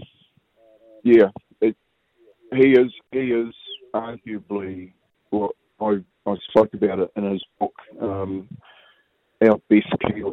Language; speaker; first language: English; native; English